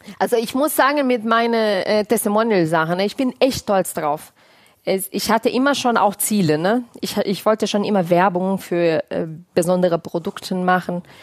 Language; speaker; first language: German; non-native, fluent; Portuguese